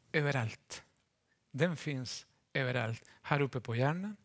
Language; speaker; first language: Swedish; non-native, fluent; Spanish